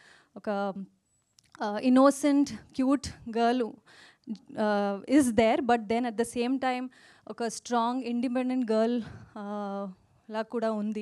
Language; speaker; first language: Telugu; non-native, local second language; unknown